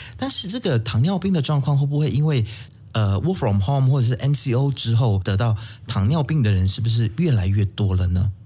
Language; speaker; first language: Chinese; native; Chinese